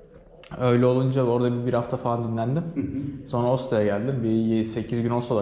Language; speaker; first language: Turkish; native; Turkish